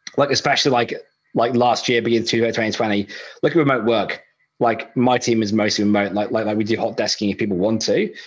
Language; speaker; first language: English; native; English